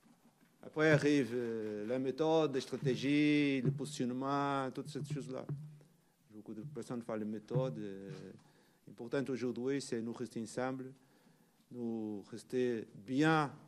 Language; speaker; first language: French; non-native, learner; Portuguese